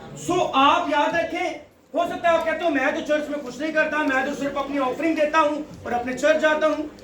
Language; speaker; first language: Urdu; non-native, local second language; Punjabi